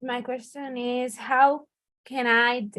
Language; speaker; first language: English; non-native, learner; Spanish